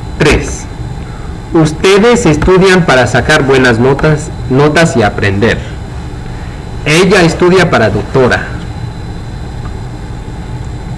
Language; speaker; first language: Spanish; non-native, fluent; English